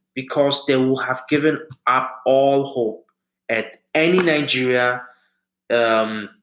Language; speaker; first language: English; early bilingual, other home language; German